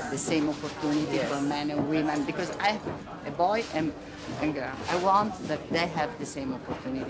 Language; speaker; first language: English; non-native, fluent; Italian